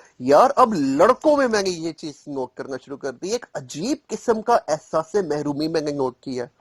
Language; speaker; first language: Urdu; non-native, local second language; Punjabi